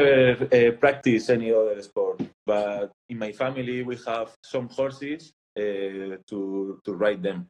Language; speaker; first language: English; non-native, learner; Spanish